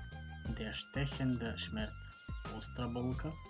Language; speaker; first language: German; non-native, fluent; Macedonian